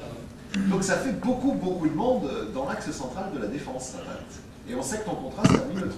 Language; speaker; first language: French; native; French